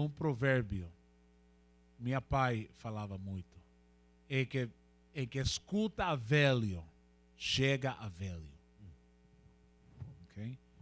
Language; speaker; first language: Portuguese; non-native, learner; Spanish